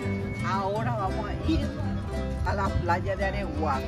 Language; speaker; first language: Spanish; non-native, local second language; Guarani